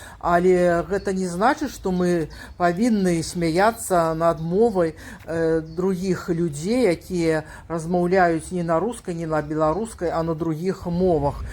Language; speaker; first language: Belarusian; native; Belarusian